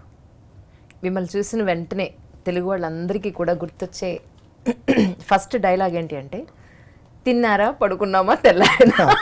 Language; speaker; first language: Telugu; native; Telugu